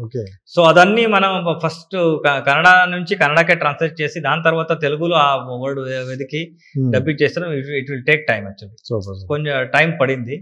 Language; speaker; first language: Telugu; non-native, learner; Kannada